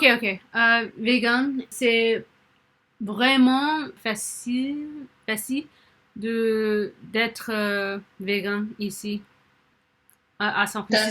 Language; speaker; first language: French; non-native, learner; English